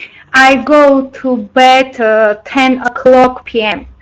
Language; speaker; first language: English; non-native, learner; Armenian